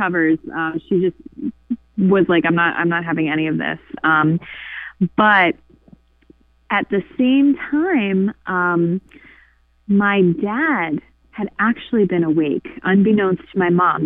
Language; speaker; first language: English; native; English